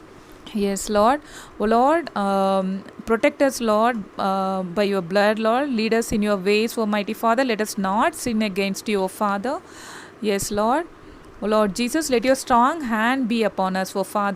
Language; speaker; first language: English; non-native, local second language; Tamil